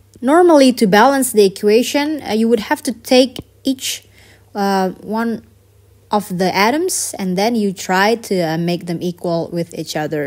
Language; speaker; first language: English; non-native, fluent; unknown